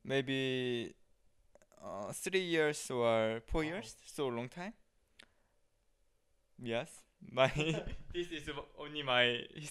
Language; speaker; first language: English; non-native, learner; Korean